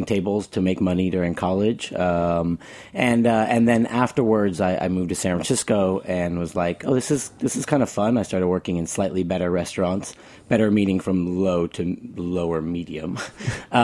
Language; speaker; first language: English; native; English